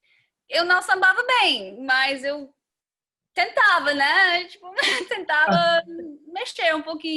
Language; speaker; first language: Portuguese; non-native, fluent; English